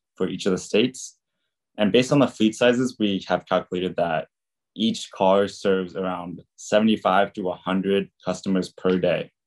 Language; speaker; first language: English; native; English